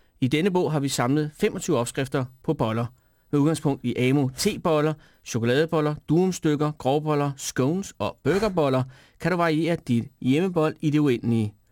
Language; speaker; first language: Danish; native; Danish